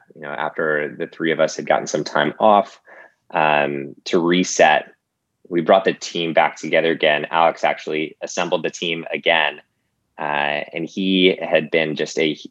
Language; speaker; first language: English; native; English